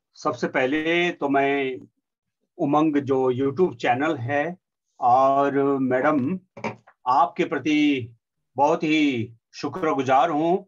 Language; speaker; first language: Hindi; non-native, local second language; Nepali